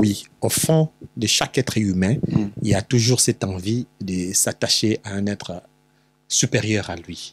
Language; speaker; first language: French; non-native, local second language; Lingala